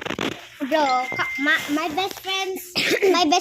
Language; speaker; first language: English; non-native, local second language; Filipino